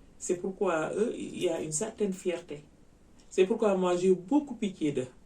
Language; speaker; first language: French; non-native, local second language; Wolof